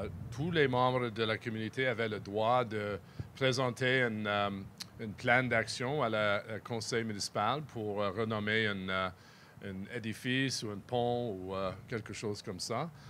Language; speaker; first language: French; non-native, fluent; English